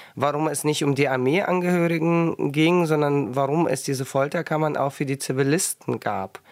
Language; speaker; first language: German; early bilingual, other home language; Russian